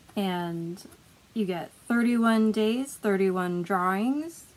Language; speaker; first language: English; native; English